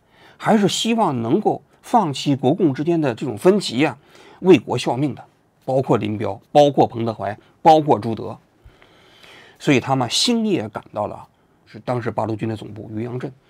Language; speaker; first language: Chinese; native; Chinese